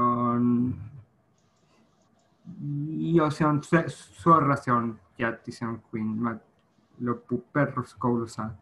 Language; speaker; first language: Finnish; non-native, learner; Spanish